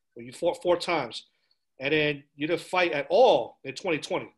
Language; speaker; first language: English; early bilingual, other home language; Spanish